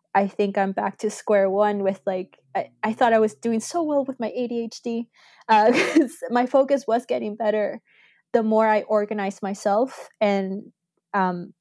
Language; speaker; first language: English; early bilingual, other home language; Spanish